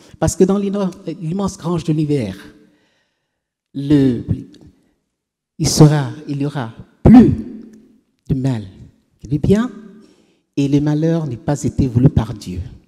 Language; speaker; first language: French; non-native, fluent; English